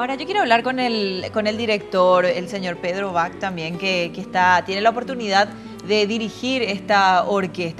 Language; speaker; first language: Spanish; native; Spanish